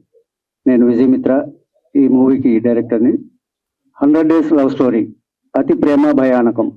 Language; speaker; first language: Telugu; native; Telugu